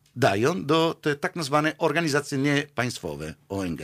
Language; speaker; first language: Polish; non-native, fluent; Italian